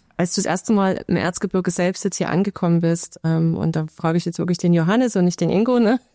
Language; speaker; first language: German; native; German